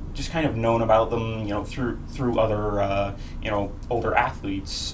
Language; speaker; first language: English; native; English